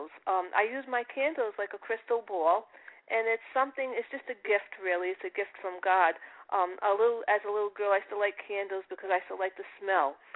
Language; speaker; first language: English; early bilingual, other home language; Italian